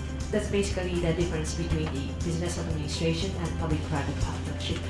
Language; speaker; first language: English; non-native, fluent; Japanese